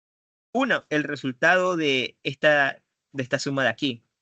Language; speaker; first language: Spanish; native; Spanish